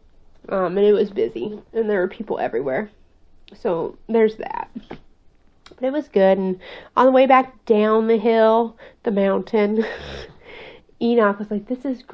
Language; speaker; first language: English; native; English